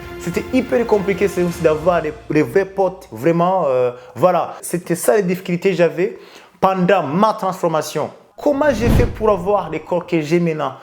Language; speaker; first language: French; non-native, local second language; Kinyarwanda